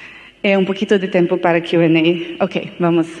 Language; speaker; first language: Spanish; non-native, learner; Portuguese